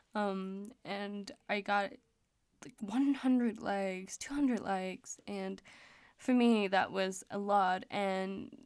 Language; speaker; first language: English; non-native, fluent; Danish